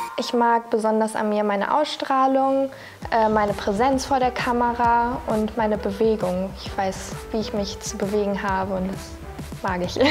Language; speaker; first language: German; native; German